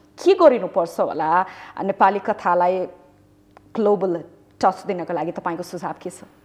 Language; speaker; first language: Nepali; native; Nepali